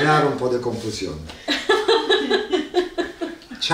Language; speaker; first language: Spanish; non-native, learner; Italian